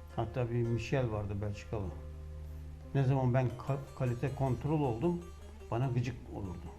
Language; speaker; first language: Turkish; native; Turkish